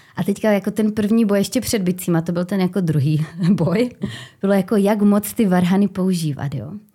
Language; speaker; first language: Czech; native; Czech